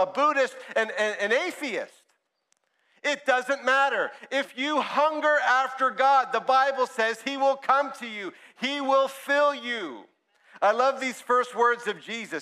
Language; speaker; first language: English; native; English